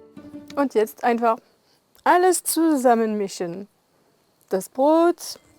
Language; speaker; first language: German; non-native, fluent; French